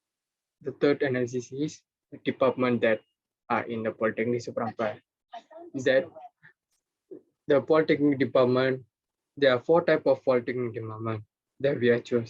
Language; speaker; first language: English; non-native, local second language; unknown